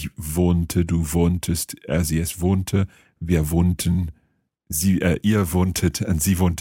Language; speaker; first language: German; non-native, learner; English